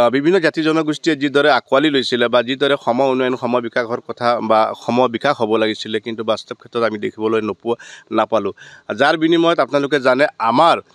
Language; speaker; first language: Assamese; non-native, local second language; Hindi